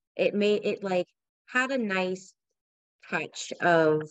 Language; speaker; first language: English; native; English